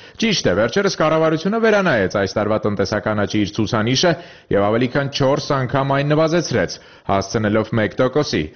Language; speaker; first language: Armenian; native; Armenian